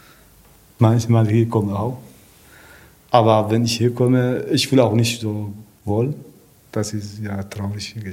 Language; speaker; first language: German; non-native, learner; Tigrinya